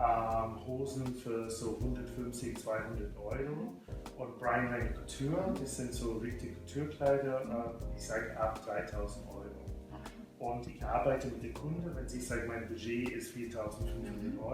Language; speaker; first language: German; non-native, fluent; English